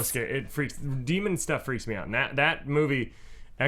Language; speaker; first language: English; native; English